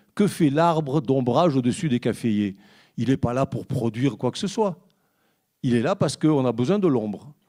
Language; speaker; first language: French; native; French